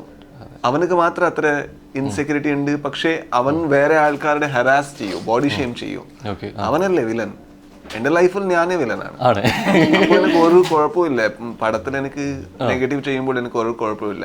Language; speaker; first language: Malayalam; non-native, local second language; Kannada